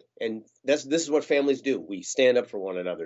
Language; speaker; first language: English; native; English